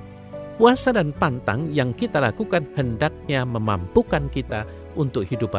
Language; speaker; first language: Indonesian; native; Indonesian